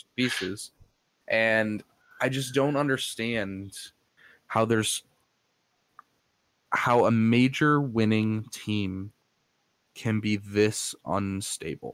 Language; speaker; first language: English; native; English